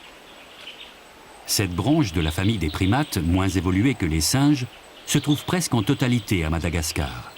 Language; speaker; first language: French; native; French